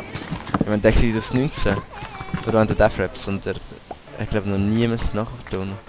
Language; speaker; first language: German; native; German